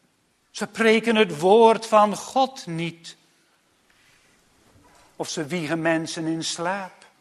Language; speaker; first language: Dutch; native; Dutch